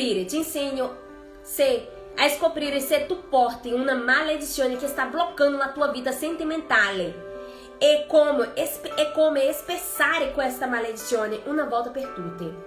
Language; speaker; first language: Italian; non-native, fluent; Portuguese